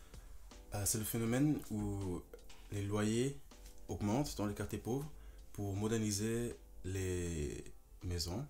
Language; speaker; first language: French; non-native, fluent; German